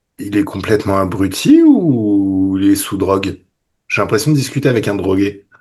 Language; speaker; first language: French; native; French